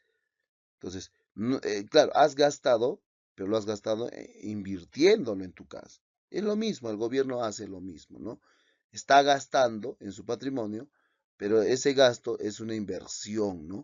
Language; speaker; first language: Spanish; native; Spanish